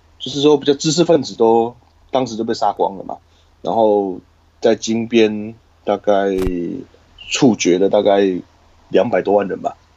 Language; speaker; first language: Chinese; native; Chinese